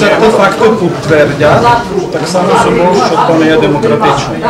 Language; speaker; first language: Czech; non-native, learner; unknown